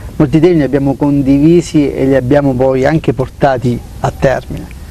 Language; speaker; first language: Italian; native; Italian